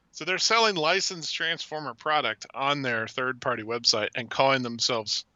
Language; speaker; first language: English; native; English